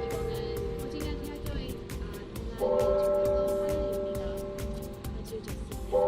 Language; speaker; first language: Korean; non-native, learner; English